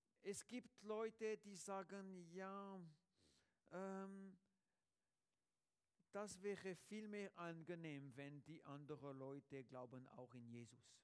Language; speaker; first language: German; non-native, learner; French